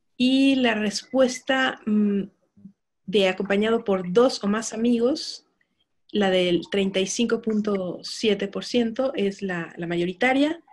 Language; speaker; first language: Spanish; native; Spanish